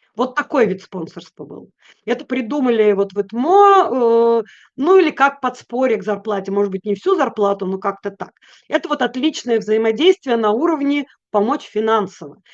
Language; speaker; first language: Russian; native; Russian